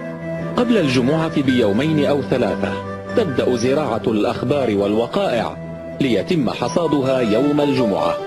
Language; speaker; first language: Arabic; native; Arabic